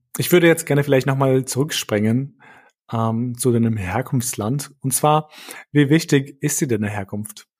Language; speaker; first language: German; early bilingual, other home language; Albanian